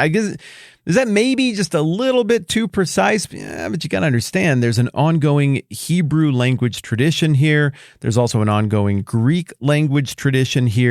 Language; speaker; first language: English; native; English